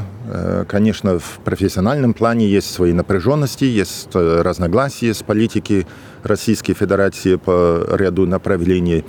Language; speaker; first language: Russian; non-native, fluent; English